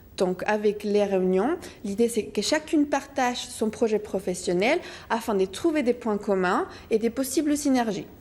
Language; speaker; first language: French; non-native, fluent; Spanish